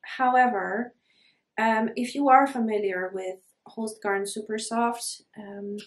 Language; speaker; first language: English; non-native, fluent; Polish